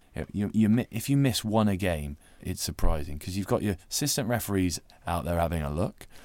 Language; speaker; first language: English; native; English